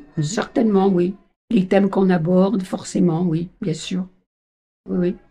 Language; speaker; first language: French; native; French